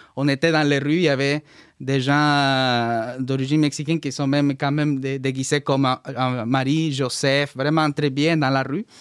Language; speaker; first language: French; non-native, fluent; Spanish